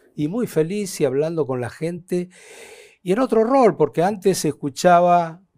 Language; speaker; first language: Spanish; native; Spanish